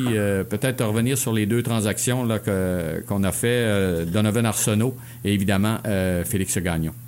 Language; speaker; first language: French; native; French